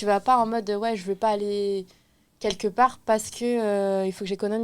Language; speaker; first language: French; native; French